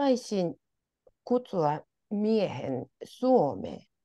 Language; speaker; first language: Finnish; non-native, learner; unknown